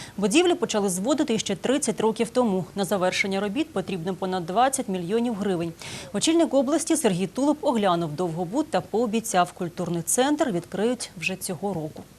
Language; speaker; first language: Ukrainian; native; Ukrainian